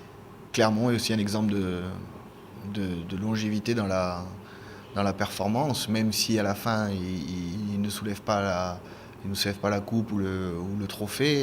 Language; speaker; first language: French; native; French